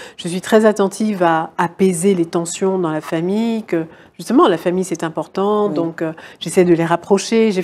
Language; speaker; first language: French; native; French